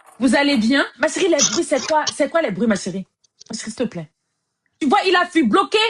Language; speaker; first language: French; native; French